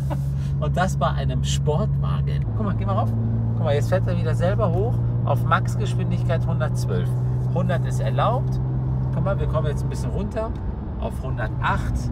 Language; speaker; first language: German; native; German